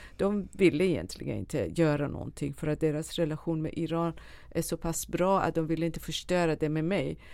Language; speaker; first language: Swedish; non-native, fluent; Persian